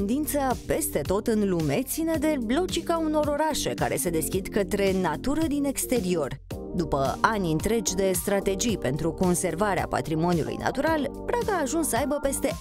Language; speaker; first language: Romanian; native; Romanian